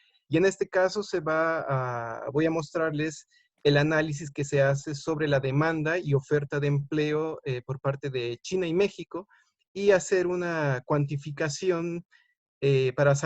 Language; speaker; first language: Spanish; native; Spanish